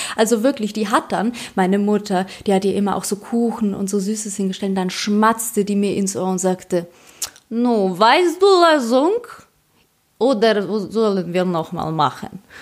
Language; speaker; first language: German; early bilingual, other home language; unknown